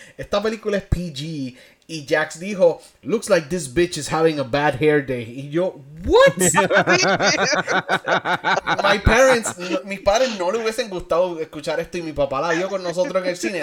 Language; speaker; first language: Spanish; early bilingual, heritage; Spanish